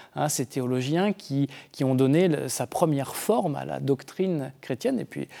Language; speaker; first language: French; native; French